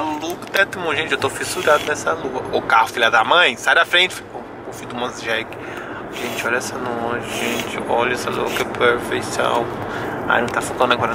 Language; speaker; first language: Portuguese; native; Portuguese